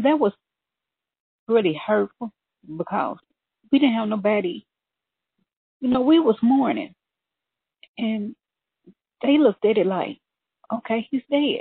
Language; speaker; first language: English; native; English